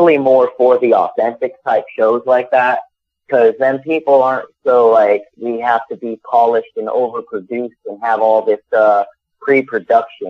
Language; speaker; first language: English; native; English